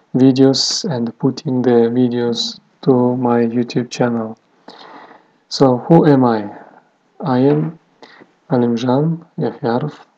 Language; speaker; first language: English; non-native, fluent; Kazakh